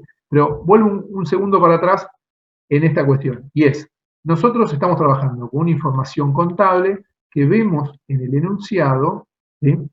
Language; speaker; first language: Spanish; native; Spanish